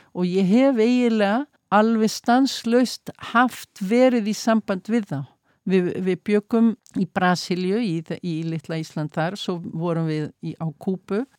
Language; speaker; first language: Icelandic; early bilingual, heritage; Icelandic